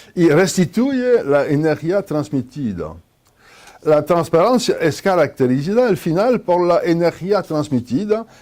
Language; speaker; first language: Spanish; non-native, fluent; French